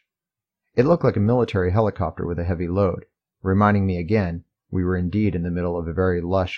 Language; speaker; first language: English; native; English